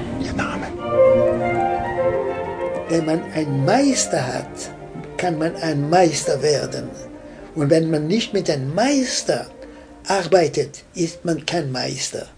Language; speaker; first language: German; non-native, fluent; French